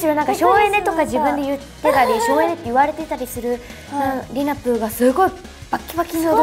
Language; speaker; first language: Japanese; native; Japanese